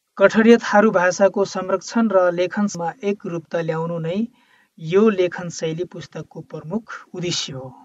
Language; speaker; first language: Nepali; non-native, local second language; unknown